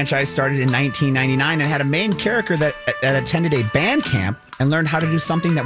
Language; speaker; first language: English; native; English